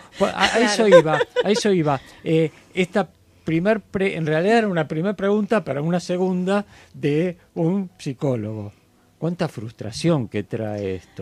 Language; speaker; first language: Spanish; native; Spanish